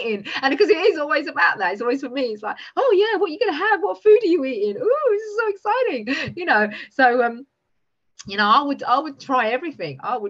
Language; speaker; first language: English; native; English